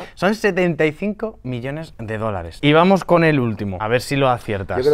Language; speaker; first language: Spanish; native; Spanish